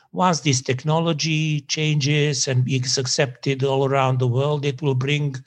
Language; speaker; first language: English; non-native, fluent; Serbian